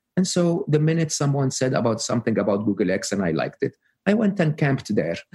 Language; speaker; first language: English; non-native, fluent; Arabic